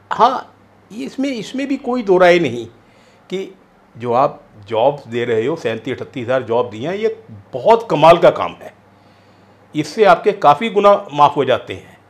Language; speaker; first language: Hindi; non-native, local second language; Punjabi